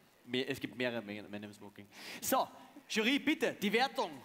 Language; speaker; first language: German; native; German